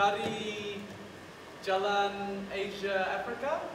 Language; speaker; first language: Indonesian; non-native, learner; English